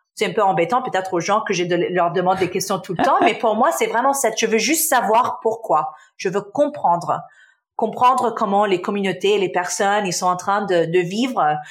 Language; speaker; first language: French; non-native, local second language; Arabic